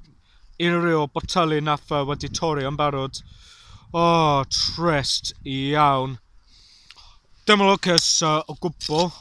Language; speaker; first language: Welsh; non-native, learner; English